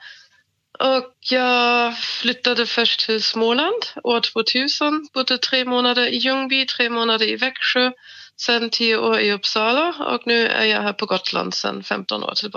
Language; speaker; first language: Swedish; non-native, fluent; German